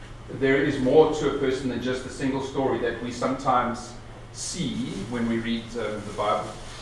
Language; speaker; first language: English; native; English